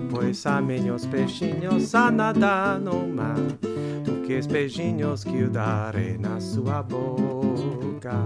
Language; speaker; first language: English; non-native, fluent; Portuguese